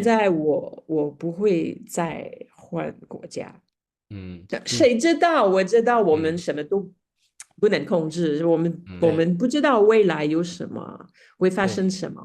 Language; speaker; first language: Chinese; non-native, fluent; French